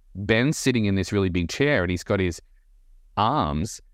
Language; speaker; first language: English; native; English